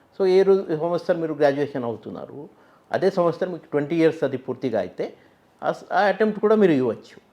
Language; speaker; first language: Telugu; non-native, fluent; Marathi